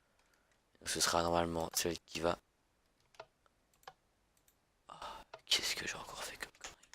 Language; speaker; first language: French; native; French